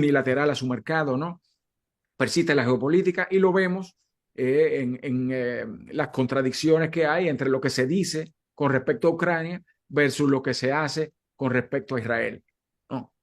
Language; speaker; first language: Spanish; native; Spanish